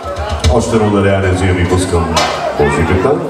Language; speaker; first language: Bulgarian; non-native, local second language; Turkish